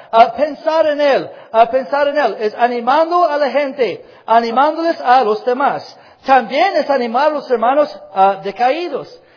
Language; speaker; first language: Spanish; non-native, fluent; English